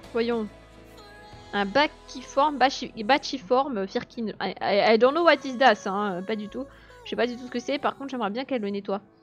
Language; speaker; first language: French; native; French